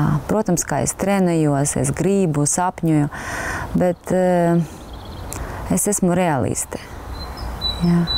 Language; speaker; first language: Latvian; non-native, local second language; Russian